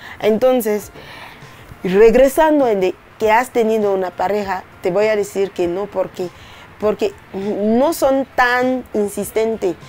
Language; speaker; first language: Spanish; non-native, fluent; French